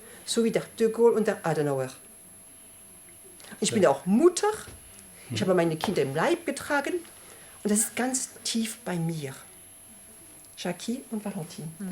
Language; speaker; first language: German; early bilingual, heritage; French